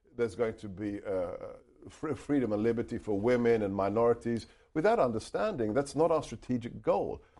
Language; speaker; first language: English; non-native, local second language; Hungarian